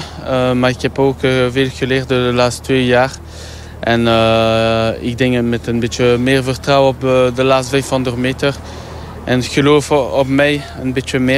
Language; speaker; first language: Dutch; non-native, learner; French